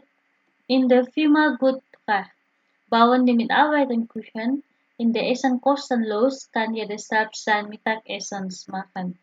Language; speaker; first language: German; non-native, fluent; Indonesian